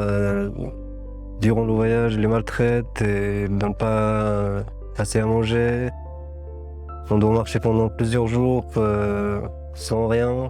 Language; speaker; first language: French; non-native, fluent; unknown